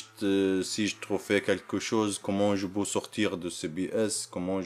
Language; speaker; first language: French; non-native, learner; Arabic